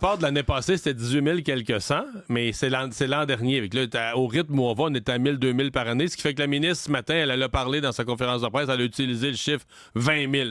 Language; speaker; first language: French; native; French